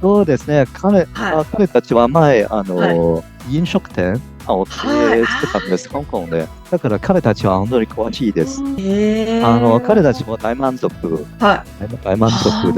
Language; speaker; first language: Japanese; non-native, fluent; Cantonese